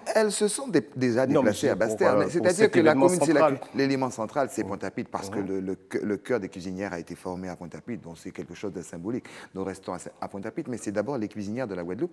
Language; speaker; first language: French; native; French